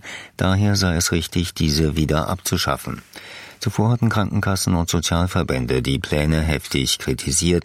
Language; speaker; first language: German; native; German